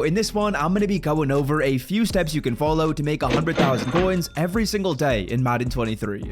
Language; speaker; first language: English; native; English